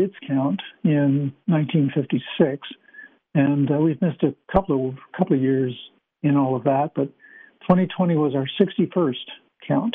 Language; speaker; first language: English; native; English